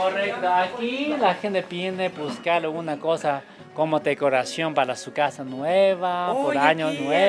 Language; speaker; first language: Spanish; non-native, learner; Chinese